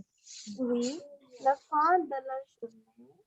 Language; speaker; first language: French; non-native, fluent; Hindi